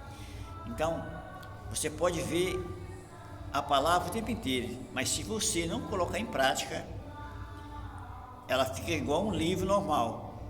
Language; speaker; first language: Portuguese; native; Portuguese